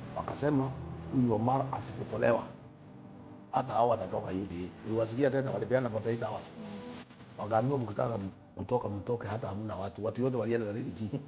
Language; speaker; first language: Swahili; non-native, local second language; Kikuyu